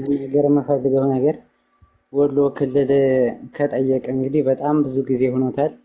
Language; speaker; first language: Amharic; native; Amharic